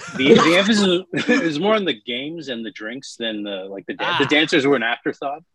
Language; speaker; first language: English; native; English